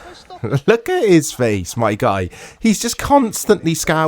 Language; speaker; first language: English; native; English